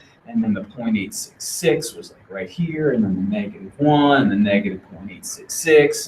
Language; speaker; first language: English; native; English